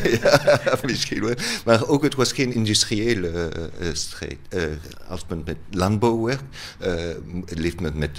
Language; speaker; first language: Dutch; non-native, learner; French